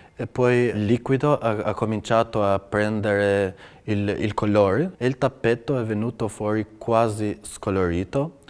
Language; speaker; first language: Italian; non-native, fluent; Albanian